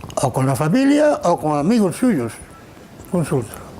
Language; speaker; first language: Spanish; non-native, local second language; Galician